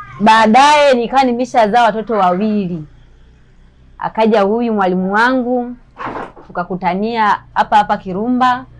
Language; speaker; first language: Swahili; native; Swahili